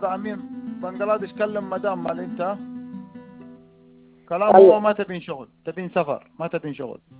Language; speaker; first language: Arabic; non-native, learner; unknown